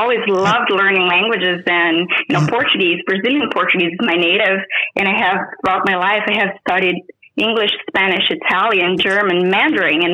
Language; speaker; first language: English; non-native, fluent; Portuguese